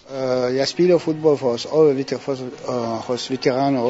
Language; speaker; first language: Danish; non-native, learner; Chechen